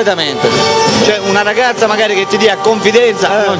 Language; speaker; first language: Italian; native; Italian